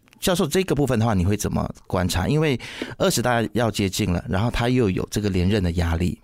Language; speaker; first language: Chinese; native; Chinese